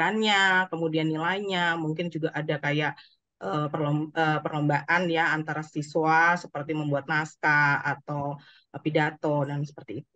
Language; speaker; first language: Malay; non-native, fluent; Japanese